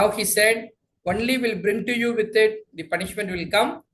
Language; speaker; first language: English; non-native, local second language; Tamil